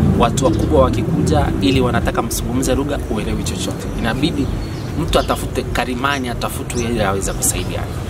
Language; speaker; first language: Swahili; native; Swahili